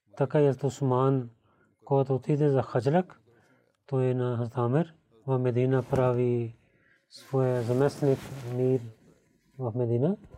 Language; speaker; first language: Bulgarian; non-native, fluent; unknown